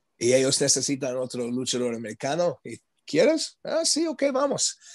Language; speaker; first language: Spanish; non-native, learner; English